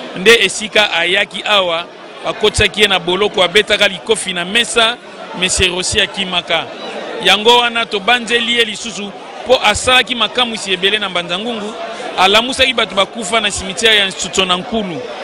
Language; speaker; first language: Lingala; non-native, local second language; Kongo